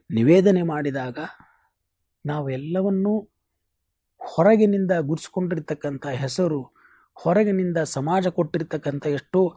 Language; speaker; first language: Kannada; native; Kannada